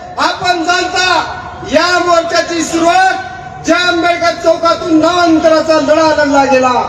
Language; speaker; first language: Marathi; native; Marathi